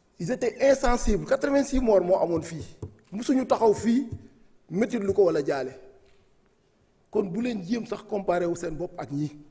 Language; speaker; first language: Wolof; non-native, local second language; Fula